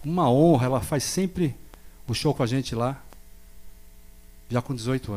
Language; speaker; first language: Portuguese; native; Portuguese